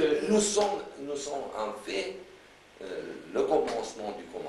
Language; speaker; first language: French; non-native, fluent; Romanian